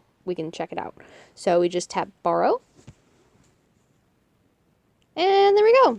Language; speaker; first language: English; native; English